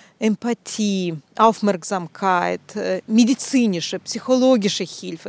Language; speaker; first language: German; non-native, fluent; Russian